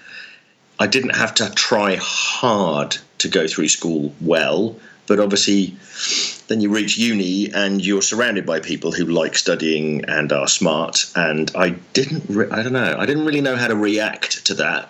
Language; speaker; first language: English; native; English